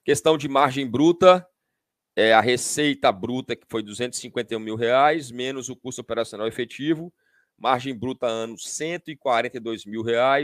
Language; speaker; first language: Portuguese; native; Portuguese